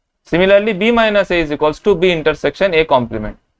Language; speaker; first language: English; non-native, local second language; Bangla